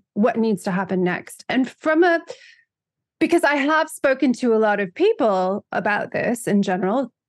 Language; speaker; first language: English; native; English